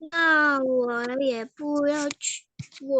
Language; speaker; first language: Chinese; non-native, learner; Indonesian